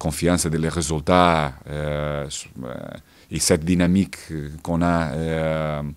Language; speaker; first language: French; non-native, fluent; Portuguese